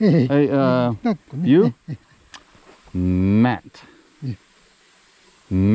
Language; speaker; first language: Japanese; non-native, learner; English